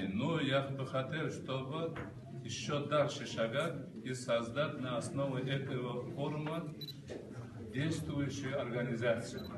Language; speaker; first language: Russian; non-native, local second language; Uzbek